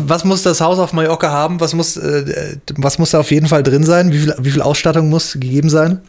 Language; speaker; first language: German; native; German